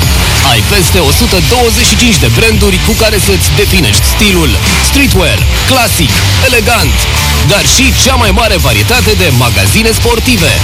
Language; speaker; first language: Romanian; native; Romanian